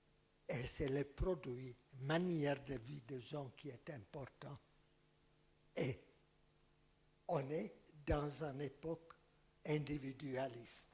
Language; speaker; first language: French; non-native, fluent; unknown